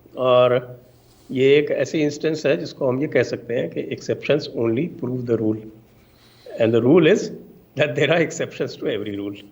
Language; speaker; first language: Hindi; native; Hindi